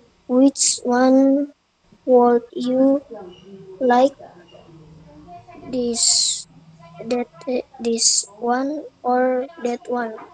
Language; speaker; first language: English; non-native, learner; Indonesian